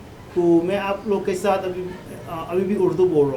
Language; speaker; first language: Hindi; non-native, learner; Arabic